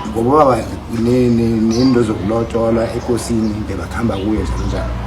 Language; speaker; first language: Zulu; non-native, local second language; South Ndebele